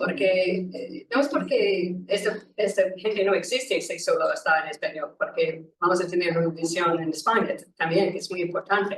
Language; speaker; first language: Spanish; non-native, learner; English